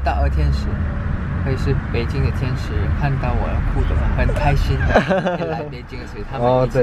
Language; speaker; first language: Chinese; non-native, learner; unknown